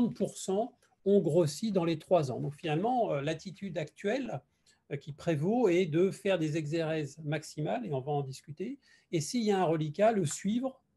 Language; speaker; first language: French; native; French